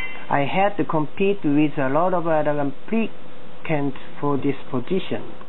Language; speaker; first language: English; non-native, learner; Japanese